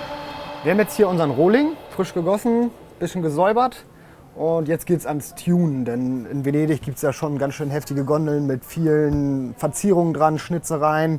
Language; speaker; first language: German; native; German